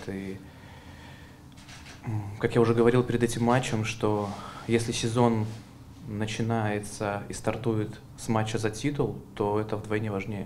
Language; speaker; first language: Russian; native; Russian